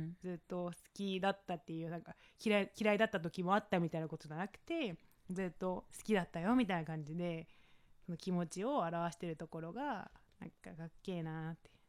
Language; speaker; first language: Japanese; non-native, fluent; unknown